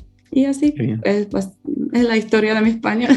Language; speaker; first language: Spanish; non-native, fluent; Polish